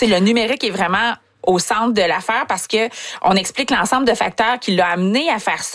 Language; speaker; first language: French; native; French